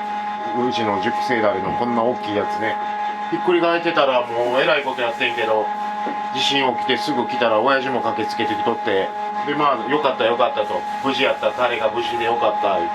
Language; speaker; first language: Japanese; native; Japanese